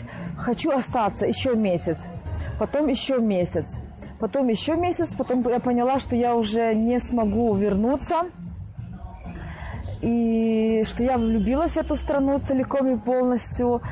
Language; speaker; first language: Russian; native; Russian